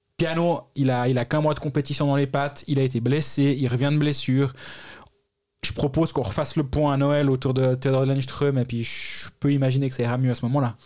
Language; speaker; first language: French; native; French